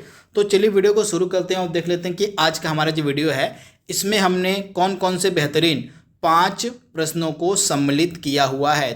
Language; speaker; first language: Hindi; native; Hindi